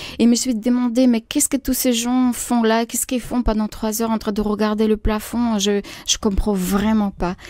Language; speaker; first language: French; non-native, fluent; Russian